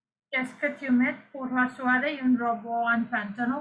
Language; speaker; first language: French; non-native, fluent; Sinhala